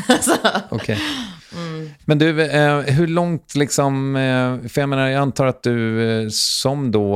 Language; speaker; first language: Swedish; native; Swedish